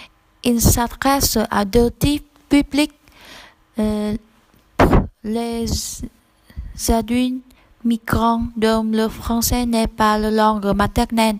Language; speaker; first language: French; non-native, learner; Vietnamese